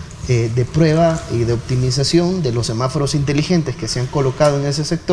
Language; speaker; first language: Spanish; native; Spanish